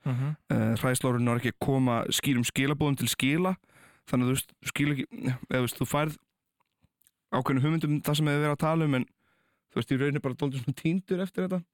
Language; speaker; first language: Icelandic; native; Icelandic